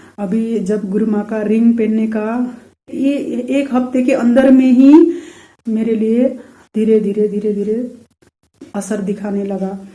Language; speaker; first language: Hindi; non-native, local second language; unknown